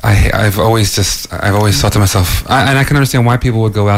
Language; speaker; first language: English; native; English